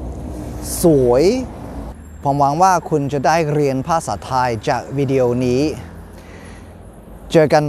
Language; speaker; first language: Thai; non-native, fluent; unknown